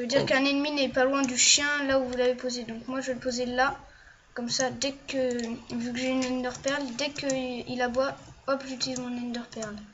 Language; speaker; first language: French; native; French